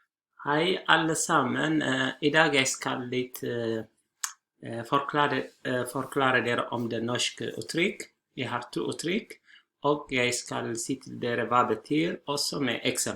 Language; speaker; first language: Norwegian; non-native, learner; Tigrinya